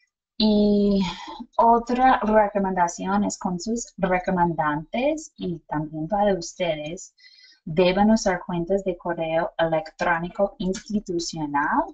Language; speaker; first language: Spanish; non-native, fluent; English